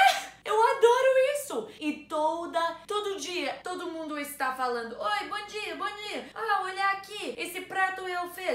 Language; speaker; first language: Portuguese; non-native, learner; English